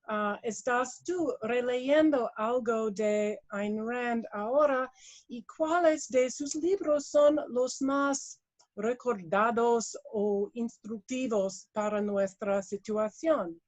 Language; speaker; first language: Spanish; non-native, learner; English